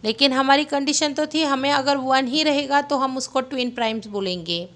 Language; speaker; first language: Hindi; non-native, local second language; Marathi